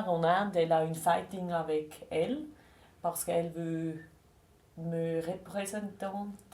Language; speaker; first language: French; non-native, local second language; German